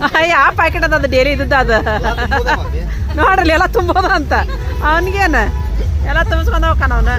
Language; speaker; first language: Kannada; non-native, local second language; Urdu